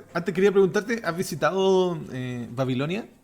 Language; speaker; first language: Spanish; native; Spanish